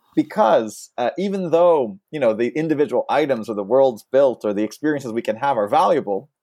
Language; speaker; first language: English; early bilingual, other home language; French